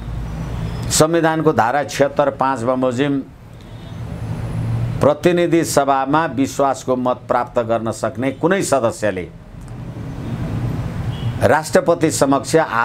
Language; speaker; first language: Nepali; native; Nepali